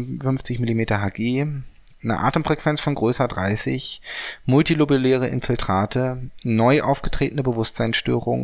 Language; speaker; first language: German; native; German